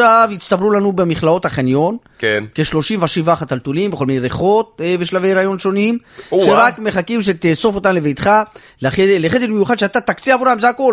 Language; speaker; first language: Hebrew; native; Hebrew